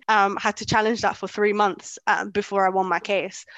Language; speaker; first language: English; early bilingual, other home language; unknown